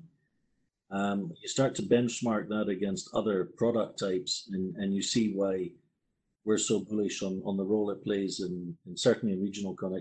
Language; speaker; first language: English; native; English